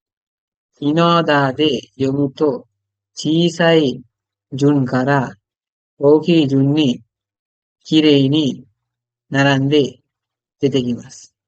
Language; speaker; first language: Japanese; non-native, fluent; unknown